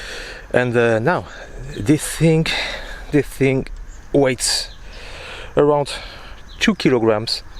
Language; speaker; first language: English; non-native, fluent; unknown